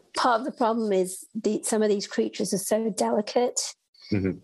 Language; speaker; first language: English; native; English